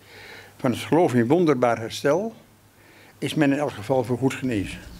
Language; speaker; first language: Dutch; native; Dutch